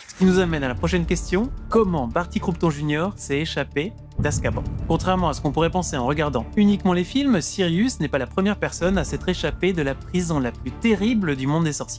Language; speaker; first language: French; native; French